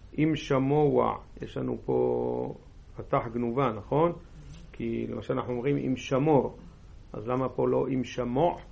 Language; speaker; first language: Hebrew; native; Hebrew